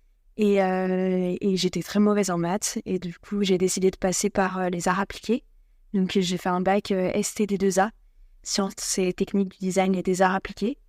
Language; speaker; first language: French; native; French